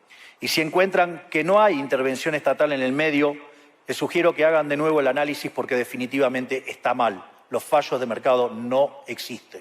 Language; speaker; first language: Spanish; native; Spanish